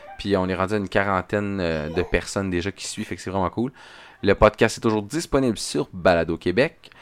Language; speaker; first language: French; native; French